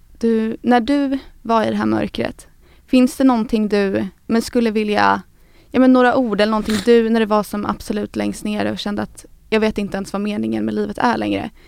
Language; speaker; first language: Swedish; native; Swedish